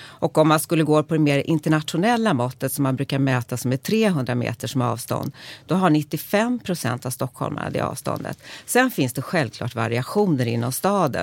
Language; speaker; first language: Swedish; native; Swedish